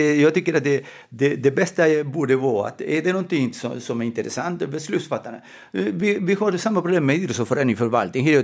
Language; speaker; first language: Swedish; non-native, fluent; Spanish